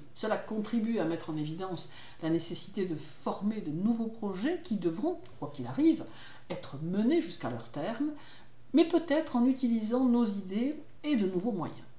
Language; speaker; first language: French; native; French